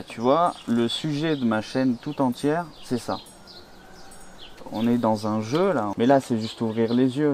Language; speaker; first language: French; native; French